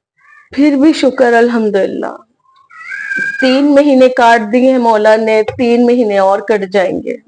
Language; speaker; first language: Hindi; native; Hindi